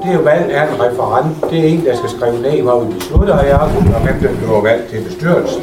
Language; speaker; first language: Danish; native; Danish